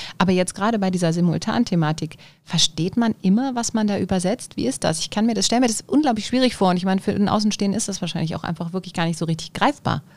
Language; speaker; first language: German; native; German